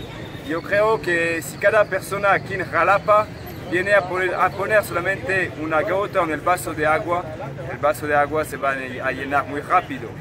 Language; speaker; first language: Spanish; non-native, fluent; French